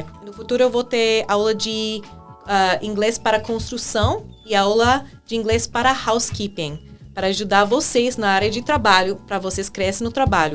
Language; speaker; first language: Portuguese; non-native, fluent; English